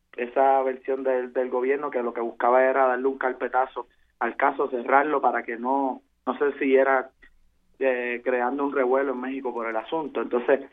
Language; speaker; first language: Spanish; native; Spanish